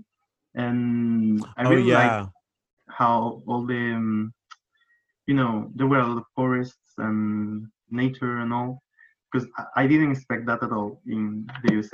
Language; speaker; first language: English; non-native, fluent; Spanish